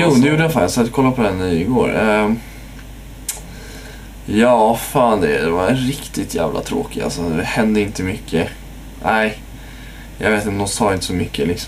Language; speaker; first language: Swedish; native; Swedish